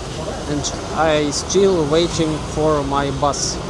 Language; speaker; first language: English; non-native, learner; Russian